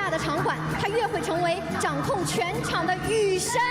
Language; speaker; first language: Chinese; native; Chinese